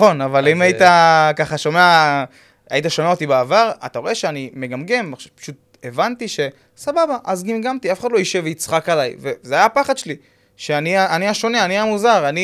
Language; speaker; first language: Hebrew; native; Hebrew